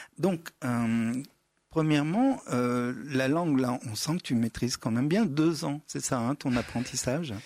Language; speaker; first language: French; native; French